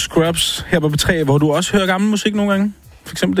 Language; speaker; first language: Danish; native; Danish